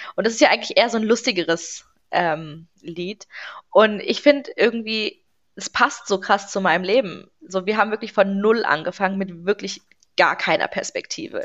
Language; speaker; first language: German; early bilingual, other home language; Persian